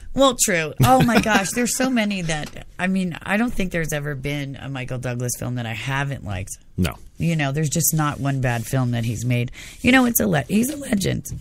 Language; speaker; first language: English; native; English